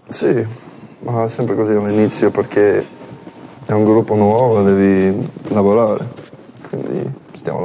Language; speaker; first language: Italian; non-native, learner; English